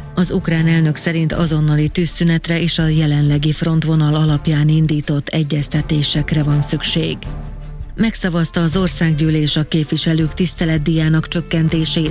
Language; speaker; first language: Hungarian; native; Hungarian